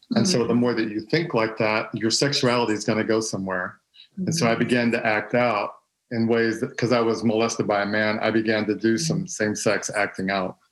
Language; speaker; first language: English; native; English